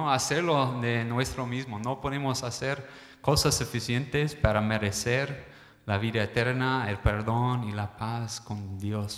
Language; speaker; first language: Spanish; non-native, fluent; English